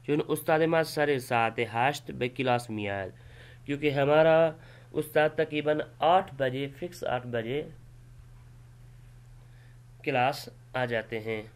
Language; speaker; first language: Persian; non-native, fluent; Urdu